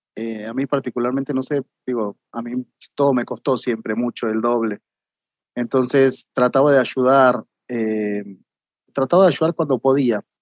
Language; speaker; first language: Spanish; native; Spanish